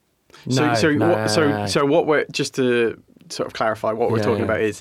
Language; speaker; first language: English; native; English